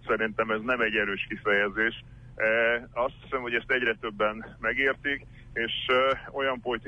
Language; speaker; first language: Hungarian; native; Hungarian